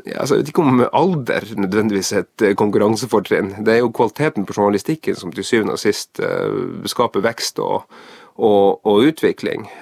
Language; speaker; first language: Norwegian; native; Norwegian